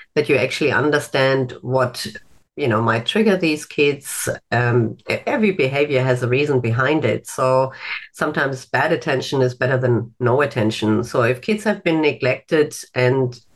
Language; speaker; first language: English; non-native, fluent; German